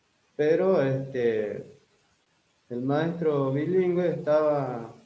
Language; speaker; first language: Spanish; non-native, local second language; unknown